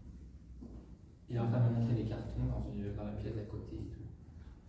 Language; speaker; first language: French; native; French